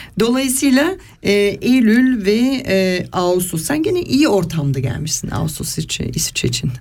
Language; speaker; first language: Turkish; early bilingual, heritage; Turkish